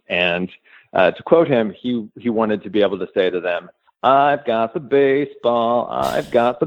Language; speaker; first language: English; native; English